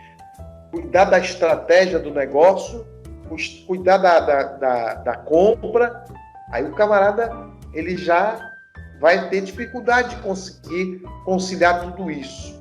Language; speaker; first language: Portuguese; native; Portuguese